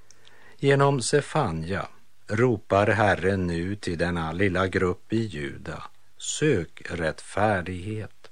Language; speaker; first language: Swedish; native; Swedish